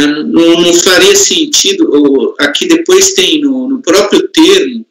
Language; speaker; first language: Portuguese; native; Portuguese